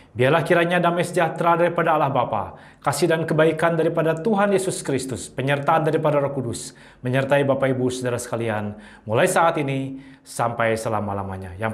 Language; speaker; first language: Indonesian; native; Indonesian